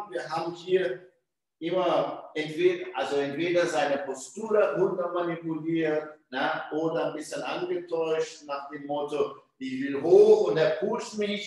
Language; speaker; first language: German; non-native, fluent; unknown